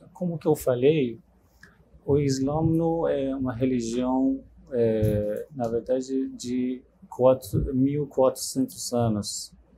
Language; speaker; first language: Portuguese; non-native, learner; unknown